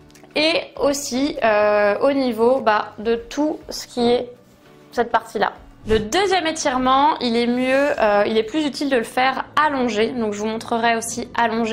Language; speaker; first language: French; native; French